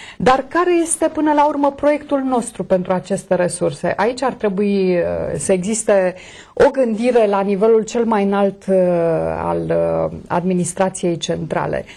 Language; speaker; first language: Romanian; native; Romanian